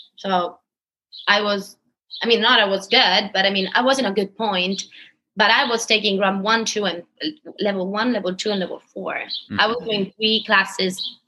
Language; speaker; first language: English; non-native, fluent; Italian